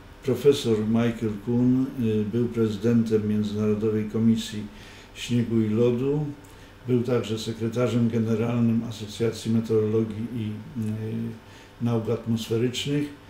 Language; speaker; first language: Polish; native; Polish